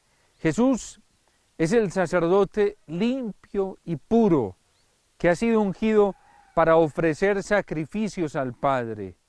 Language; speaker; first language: Spanish; native; Spanish